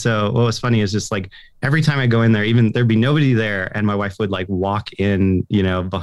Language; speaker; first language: English; native; English